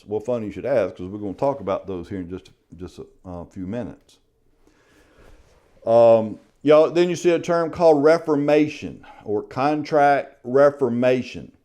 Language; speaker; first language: English; native; English